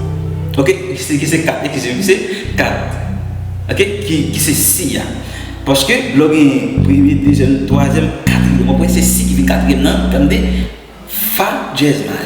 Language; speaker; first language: French; non-native, learner; Haitian Creole